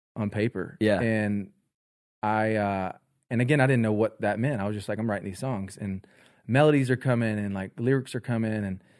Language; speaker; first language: English; native; English